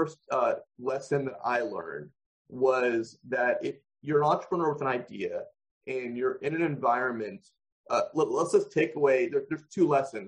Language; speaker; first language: English; native; English